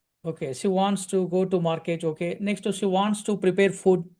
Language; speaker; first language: English; non-native, local second language; Telugu